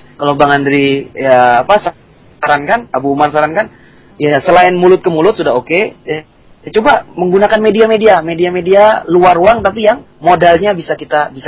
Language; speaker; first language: Indonesian; native; Indonesian